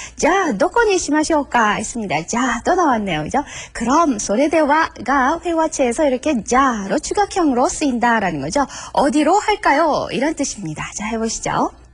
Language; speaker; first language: Korean; native; Korean